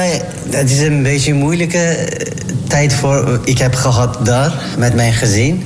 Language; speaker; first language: Dutch; non-native, learner; Turkish